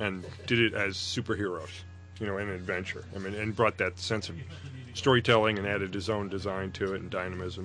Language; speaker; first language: English; native; English